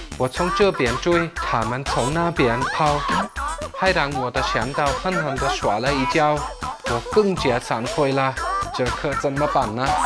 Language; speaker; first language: Chinese; non-native, fluent; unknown